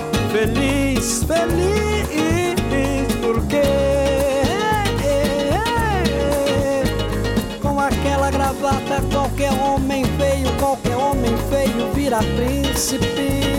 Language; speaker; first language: Portuguese; native; Portuguese